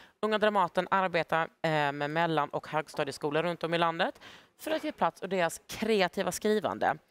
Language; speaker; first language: Swedish; native; Swedish